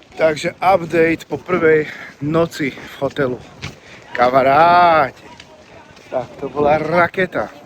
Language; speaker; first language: Slovak; non-native, local second language; Hungarian